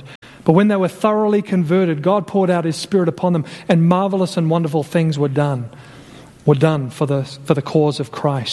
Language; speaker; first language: English; native; English